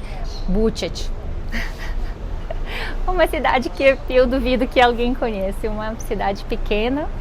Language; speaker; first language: Portuguese; non-native, fluent; Russian